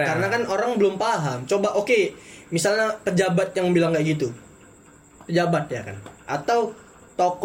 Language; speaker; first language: Indonesian; native; Indonesian